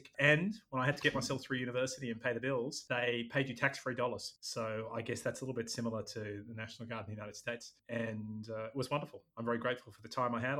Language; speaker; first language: English; native; English